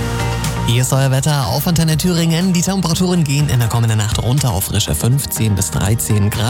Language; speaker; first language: German; native; German